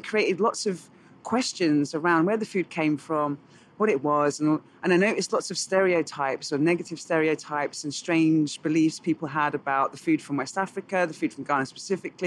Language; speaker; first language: English; native; English